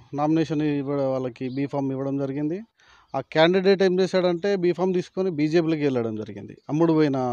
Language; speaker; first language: Telugu; native; Telugu